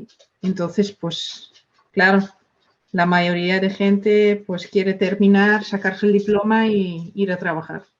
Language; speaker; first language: Spanish; non-native, fluent; Dutch